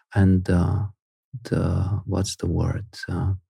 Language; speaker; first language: English; non-native, fluent; Spanish